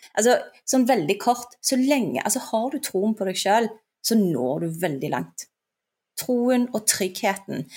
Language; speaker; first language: Norwegian; early bilingual, other home language; Turkish